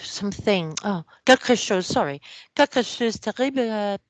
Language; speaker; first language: French; non-native, learner; English